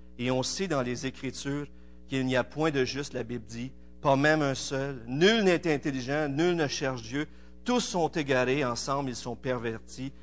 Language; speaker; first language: French; native; French